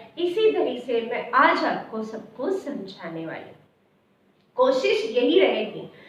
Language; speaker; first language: Hindi; non-native, local second language; Marathi